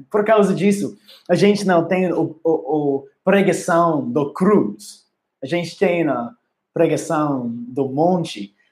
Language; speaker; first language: Portuguese; non-native, learner; English